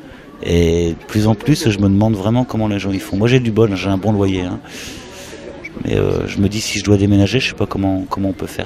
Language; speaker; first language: French; native; French